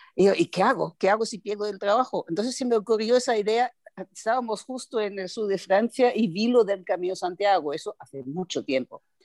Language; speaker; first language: Spanish; non-native, fluent; German